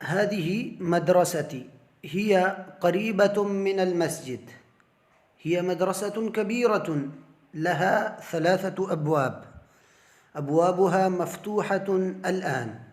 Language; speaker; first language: Arabic; non-native, fluent; Urdu